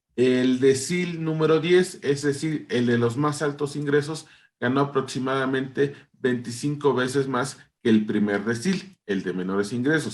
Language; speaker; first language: Spanish; native; Spanish